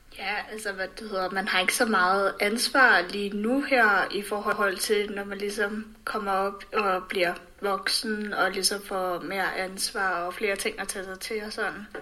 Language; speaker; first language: Danish; native; Danish